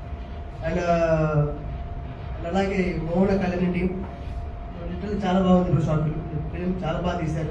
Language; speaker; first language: Telugu; native; Telugu